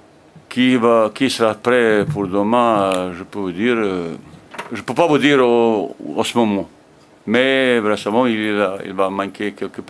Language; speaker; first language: French; non-native, fluent; Bosnian